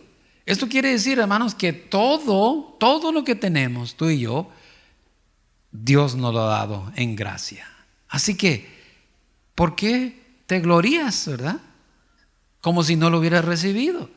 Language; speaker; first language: Spanish; native; Spanish